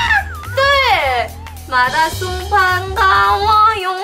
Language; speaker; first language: Chinese; non-native, learner; Korean